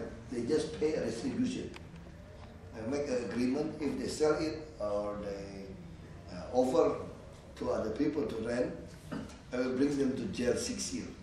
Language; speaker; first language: English; non-native, learner; Indonesian